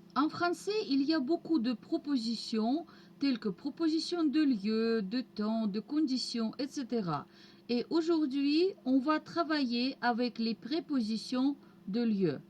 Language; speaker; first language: French; non-native, fluent; Russian